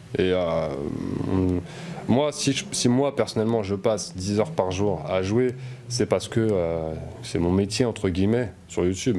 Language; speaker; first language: French; native; French